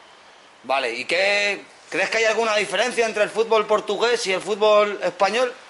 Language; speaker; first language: Spanish; native; Spanish